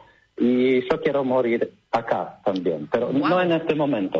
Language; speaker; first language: Spanish; non-native, learner; Polish